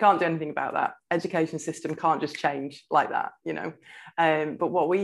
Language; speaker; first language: English; native; English